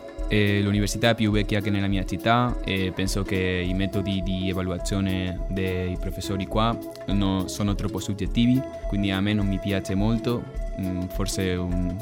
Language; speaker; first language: Italian; non-native, fluent; Spanish